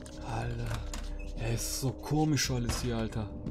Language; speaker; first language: German; native; German